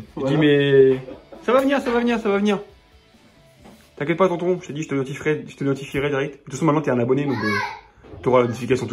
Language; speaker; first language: French; native; French